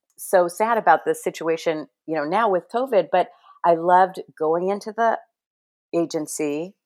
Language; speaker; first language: English; early bilingual, other home language; Spanish